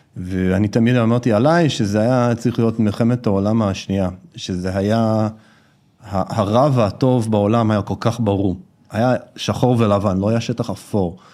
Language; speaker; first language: Hebrew; non-native, fluent; English